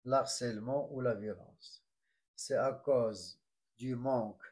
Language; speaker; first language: French; non-native, local second language; Arabic